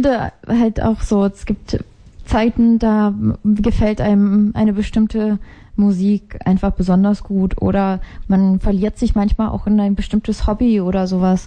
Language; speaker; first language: German; native; German